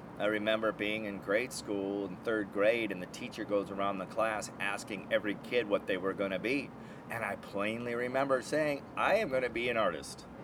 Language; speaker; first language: English; native; English